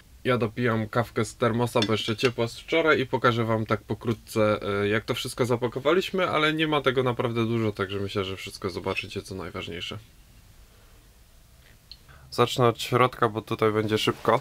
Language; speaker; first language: Polish; native; Polish